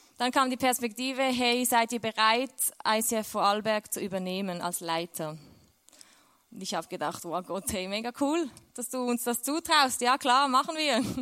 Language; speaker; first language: German; native; German